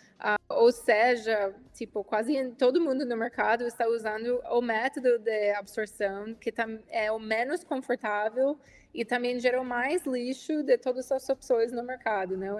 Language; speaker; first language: Portuguese; non-native, fluent; English